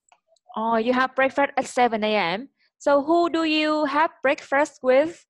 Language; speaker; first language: English; non-native, fluent; Vietnamese